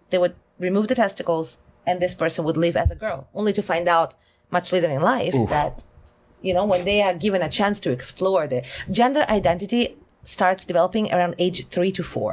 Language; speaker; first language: English; non-native, fluent; Italian